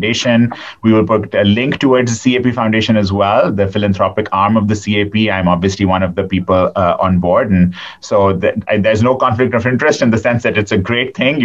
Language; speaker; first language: English; non-native, local second language; Urdu